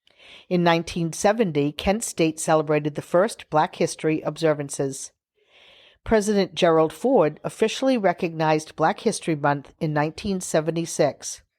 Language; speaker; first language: English; native; English